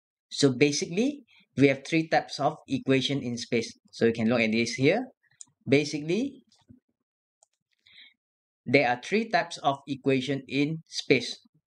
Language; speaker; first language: English; non-native, local second language; Malay